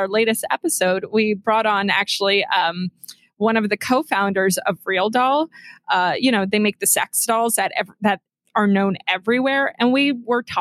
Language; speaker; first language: English; native; English